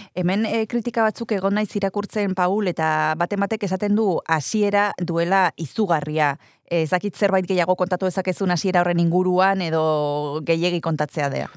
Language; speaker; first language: Basque; native; Basque